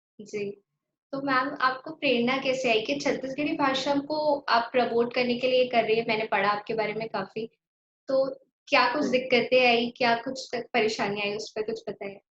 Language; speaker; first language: Hindi; native; Hindi